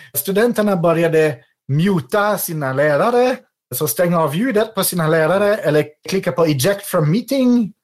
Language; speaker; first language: Swedish; non-native, fluent; French